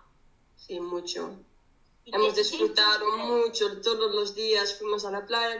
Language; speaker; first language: Spanish; non-native, learner; Dutch